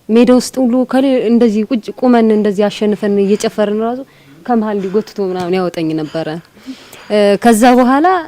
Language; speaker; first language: Amharic; native; Amharic